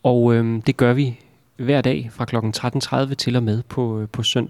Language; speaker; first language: Danish; native; Danish